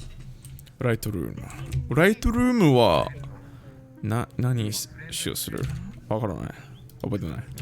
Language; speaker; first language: Japanese; non-native, learner; English